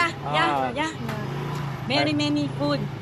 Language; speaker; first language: English; non-native, local second language; Filipino